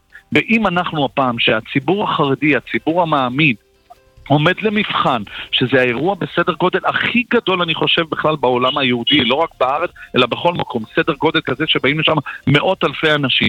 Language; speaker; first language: Hebrew; native; Hebrew